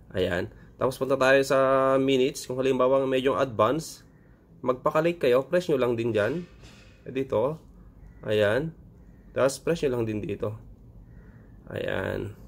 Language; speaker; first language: Filipino; non-native, local second language; Iloko